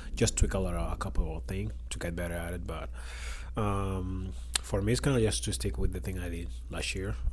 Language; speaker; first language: English; non-native, learner; Spanish